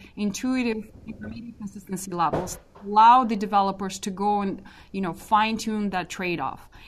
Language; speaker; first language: English; non-native, fluent; Russian